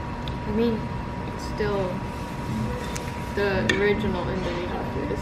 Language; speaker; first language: English; non-native, fluent; Indonesian